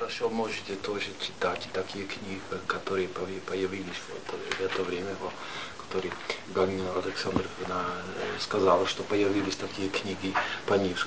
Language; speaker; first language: Russian; non-native, fluent; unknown